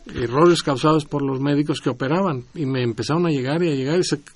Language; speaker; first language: Spanish; native; Spanish